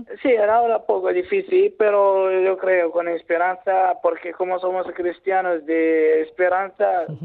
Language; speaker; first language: Spanish; non-native, learner; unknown